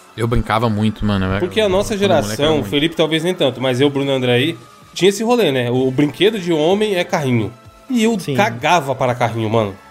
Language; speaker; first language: Portuguese; native; Portuguese